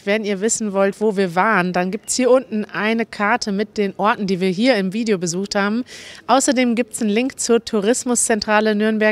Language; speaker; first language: German; native; German